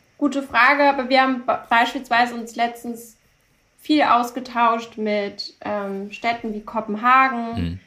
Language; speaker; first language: German; early bilingual, other home language; Turkish